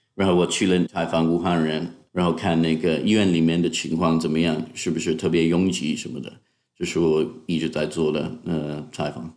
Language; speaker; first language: Chinese; non-native, fluent; English